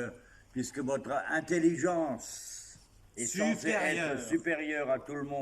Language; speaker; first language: French; native; French